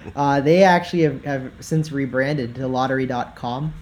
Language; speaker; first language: English; native; English